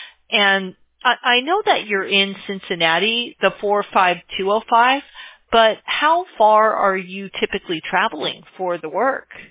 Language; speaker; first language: English; native; English